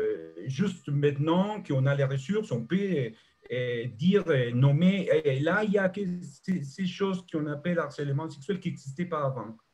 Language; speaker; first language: French; non-native, fluent; Spanish